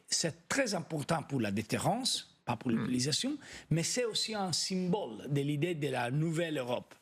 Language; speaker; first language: French; non-native, fluent; Italian